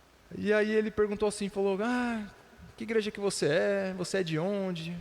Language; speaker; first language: Portuguese; native; Portuguese